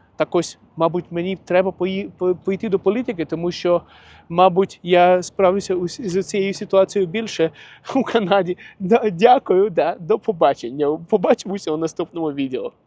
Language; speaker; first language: Ukrainian; non-native, local second language; Russian